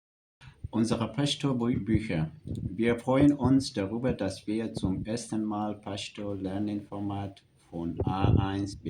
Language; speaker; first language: German; non-native, fluent; Pashto